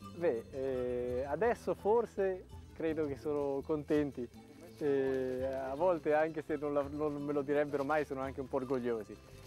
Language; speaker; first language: Italian; native; Italian